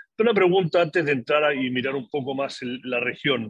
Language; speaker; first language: Spanish; native; Spanish